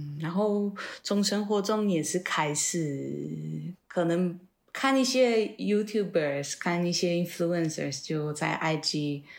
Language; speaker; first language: Chinese; non-native, fluent; Polish